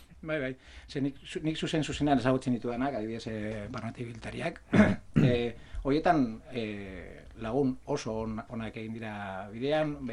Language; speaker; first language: Basque; non-native, local second language; Spanish